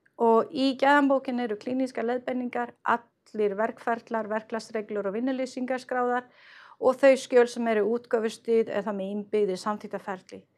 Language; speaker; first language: Icelandic; non-native, fluent; Swedish